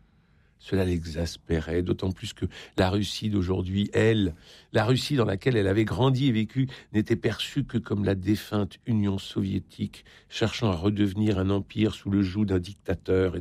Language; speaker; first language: French; native; French